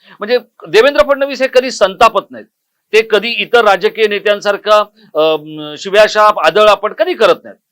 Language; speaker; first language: Marathi; native; Marathi